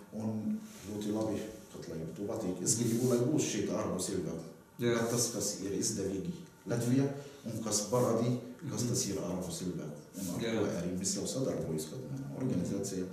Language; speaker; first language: Latvian; non-native, learner; Arabic